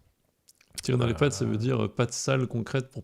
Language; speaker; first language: French; native; French